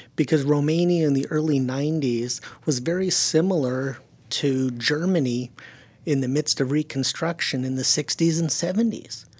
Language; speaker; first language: English; early bilingual, other home language; German